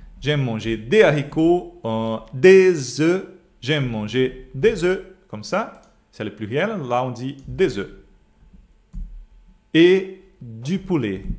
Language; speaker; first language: French; non-native, fluent; Portuguese